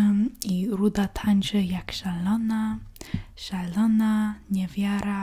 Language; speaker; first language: Polish; early bilingual, heritage; English